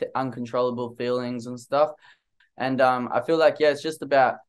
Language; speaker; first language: English; native; English